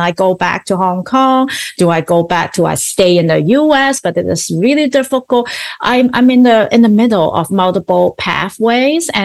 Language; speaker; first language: English; non-native, local second language; Cantonese